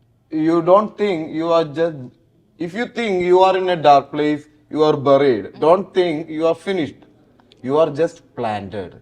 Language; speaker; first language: English; non-native, local second language; Malayalam